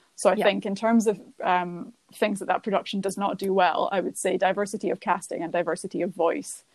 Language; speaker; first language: English; native; English